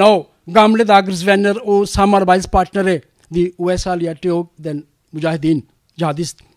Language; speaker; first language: Norwegian; non-native, learner; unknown